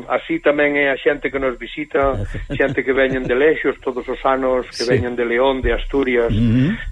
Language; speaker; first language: Galician; native; Galician